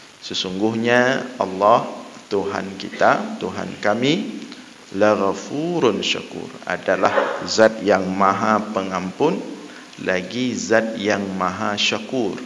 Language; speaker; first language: Malay; non-native, local second language; Achinese